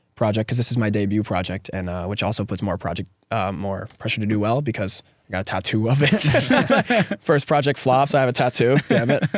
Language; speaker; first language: English; native; English